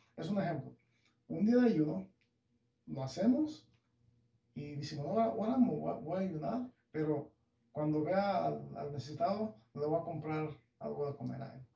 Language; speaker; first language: Spanish; early bilingual, heritage; English